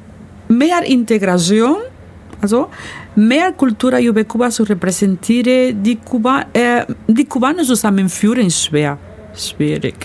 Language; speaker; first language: German; non-native, learner; Spanish